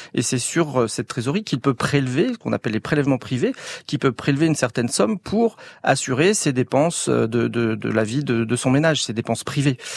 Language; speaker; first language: French; native; French